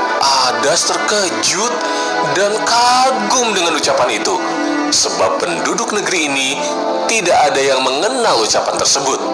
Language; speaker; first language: Indonesian; native; Indonesian